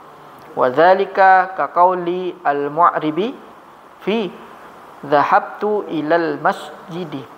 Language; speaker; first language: Arabic; non-native, fluent; Indonesian